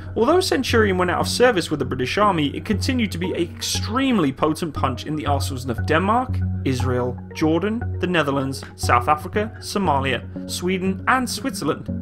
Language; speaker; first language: English; native; English